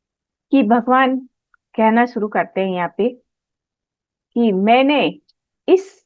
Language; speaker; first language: Hindi; native; Hindi